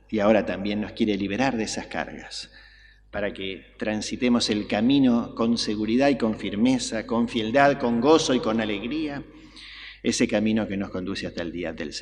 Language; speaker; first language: Spanish; native; Spanish